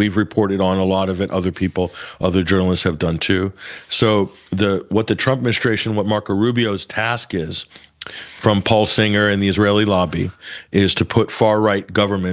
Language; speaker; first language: English; native; English